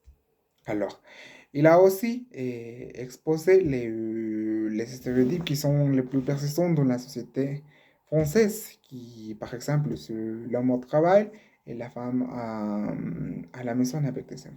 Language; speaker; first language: French; non-native, learner; Spanish